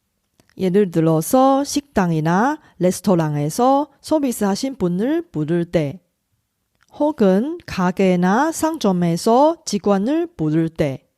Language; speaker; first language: Korean; non-native, fluent; Chinese